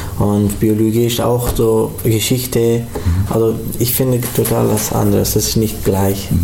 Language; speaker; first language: German; non-native, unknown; Pashto